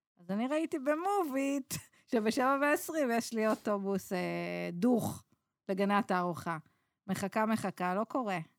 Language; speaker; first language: Hebrew; native; Hebrew